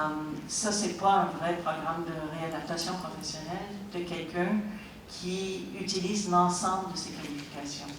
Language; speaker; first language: French; native; French